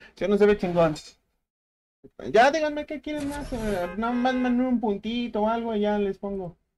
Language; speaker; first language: Spanish; native; Spanish